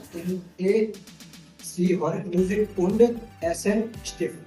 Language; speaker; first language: German; non-native, learner; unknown